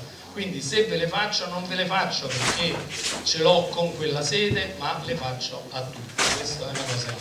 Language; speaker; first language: Italian; native; Italian